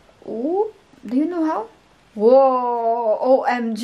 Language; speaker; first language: English; non-native, learner; Filipino